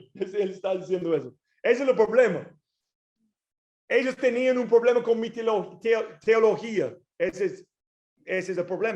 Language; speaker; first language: Spanish; non-native, fluent; English